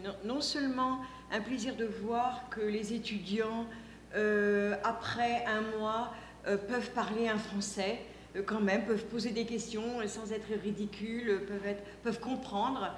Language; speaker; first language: French; native; French